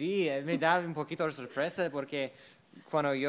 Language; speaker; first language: Spanish; non-native, learner; English